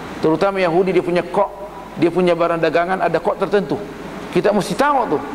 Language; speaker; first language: Malay; native; Malay